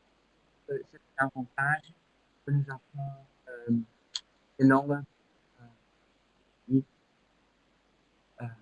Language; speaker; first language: French; non-native, learner; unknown